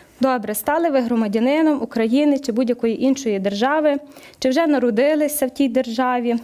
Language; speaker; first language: Ukrainian; native; Ukrainian